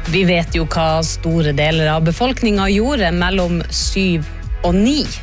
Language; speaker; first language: Norwegian; native; Norwegian